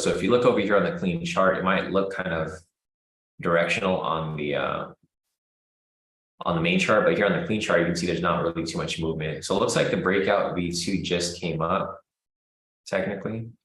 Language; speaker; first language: English; native; English